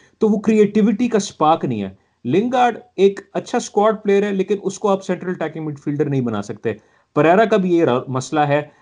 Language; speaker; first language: Urdu; native; Urdu